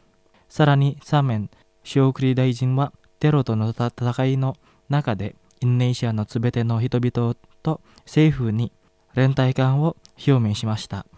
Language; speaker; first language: Japanese; non-native, fluent; Indonesian